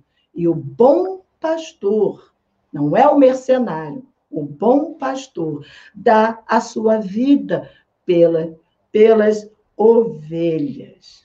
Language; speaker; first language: Portuguese; native; Portuguese